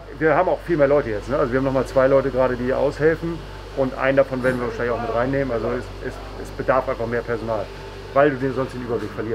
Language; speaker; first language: German; native; German